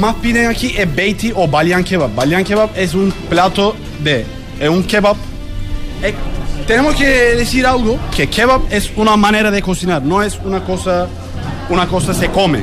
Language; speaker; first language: Spanish; non-native, fluent; Turkish